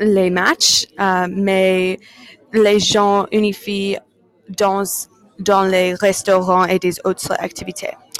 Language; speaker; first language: French; non-native, learner; English